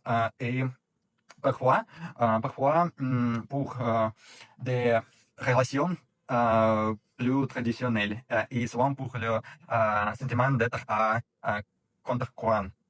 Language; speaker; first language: French; non-native, fluent; Russian